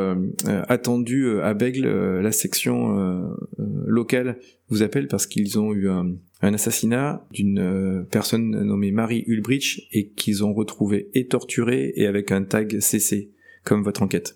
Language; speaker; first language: French; native; French